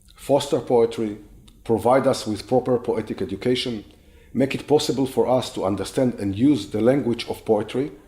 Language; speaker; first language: English; non-native, fluent; Hebrew